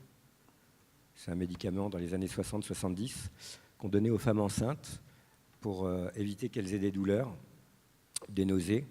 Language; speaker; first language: French; native; French